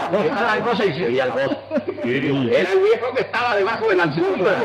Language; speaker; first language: Spanish; native; Spanish